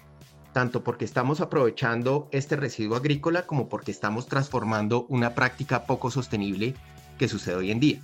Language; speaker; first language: Spanish; native; Spanish